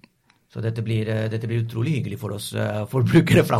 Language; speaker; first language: Norwegian; non-native, fluent; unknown